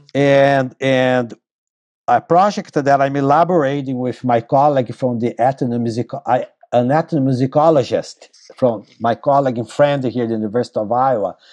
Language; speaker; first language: English; non-native, fluent; Portuguese